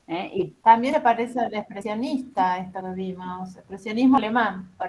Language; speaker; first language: Spanish; native; Spanish